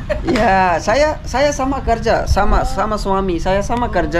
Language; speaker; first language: Indonesian; non-native, learner; Urdu